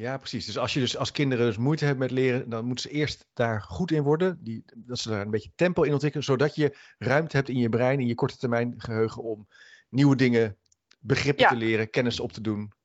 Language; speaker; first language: Dutch; native; Dutch